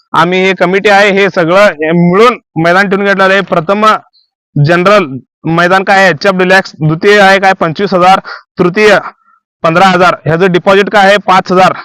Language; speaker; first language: Marathi; non-native, local second language; Kannada